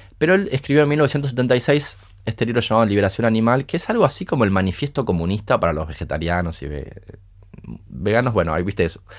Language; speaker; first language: Spanish; early bilingual, other home language; Portuguese